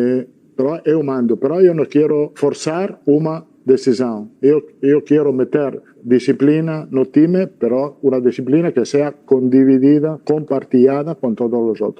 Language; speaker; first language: Portuguese; non-native, learner; Italian